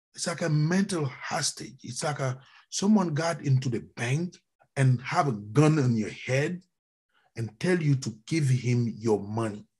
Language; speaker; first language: English; non-native, fluent; French